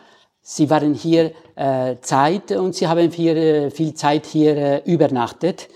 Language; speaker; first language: German; non-native, fluent; Spanish